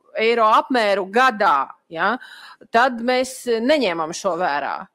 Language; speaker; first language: Latvian; non-native, local second language; Russian